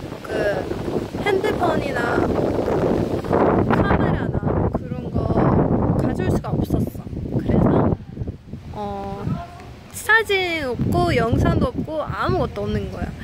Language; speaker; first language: Korean; non-native, fluent; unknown